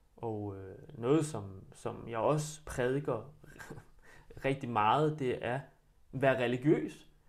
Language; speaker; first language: Danish; early bilingual, other home language; Bosnian